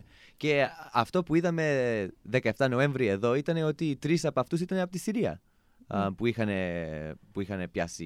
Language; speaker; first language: Greek; non-native, fluent; English